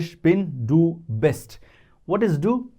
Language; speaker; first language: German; non-native, fluent; Hindi